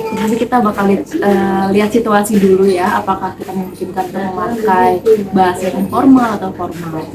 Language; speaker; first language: Indonesian; native; Indonesian